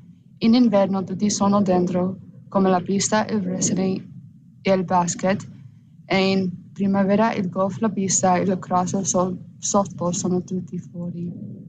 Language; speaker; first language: Italian; non-native, learner; English